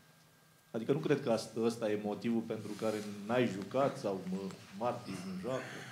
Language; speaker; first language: Romanian; native; Romanian